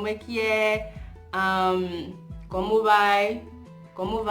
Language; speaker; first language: Portuguese; non-native, fluent; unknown